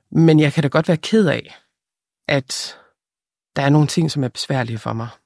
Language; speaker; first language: Danish; early bilingual, other home language; Lithuanian